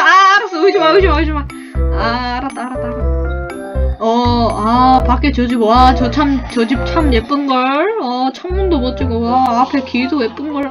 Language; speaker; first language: Korean; native; Korean